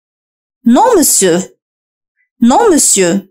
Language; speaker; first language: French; non-native, fluent; Arabic